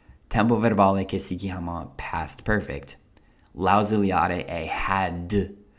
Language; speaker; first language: Italian; non-native, fluent; English